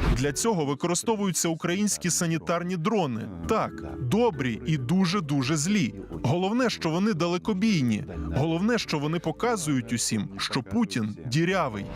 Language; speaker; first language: Ukrainian; native; Ukrainian